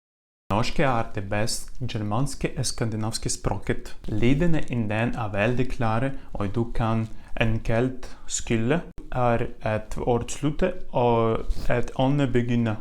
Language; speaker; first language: Norwegian; non-native, learner; Ukrainian